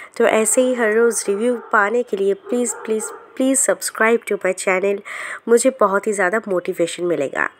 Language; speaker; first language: Hindi; non-native, local second language; Bangla